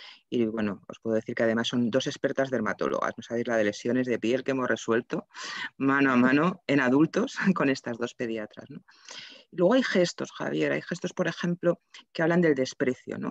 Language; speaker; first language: Spanish; native; Spanish